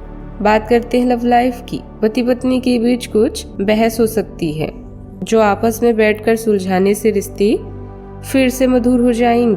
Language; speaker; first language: Hindi; native; Hindi